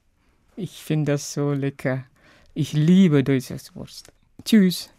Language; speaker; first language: German; non-native, fluent; Indonesian